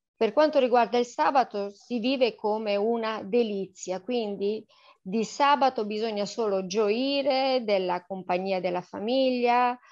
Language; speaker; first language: Italian; native; Italian